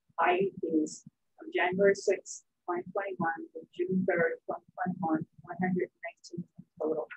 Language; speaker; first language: English; native; English